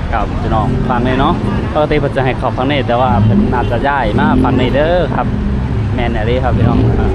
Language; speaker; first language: Thai; non-native, local second language; Northeastern Thai